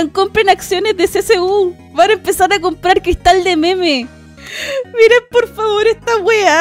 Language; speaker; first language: Spanish; native; Spanish